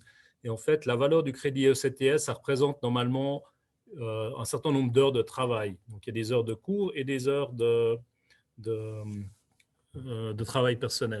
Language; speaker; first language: French; native; French